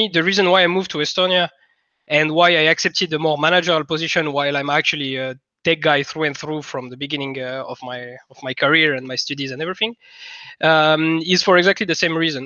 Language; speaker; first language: English; non-native, fluent; French